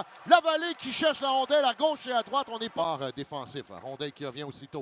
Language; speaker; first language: French; native; French